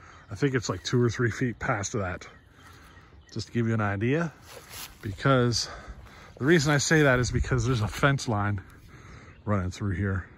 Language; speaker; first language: English; native; English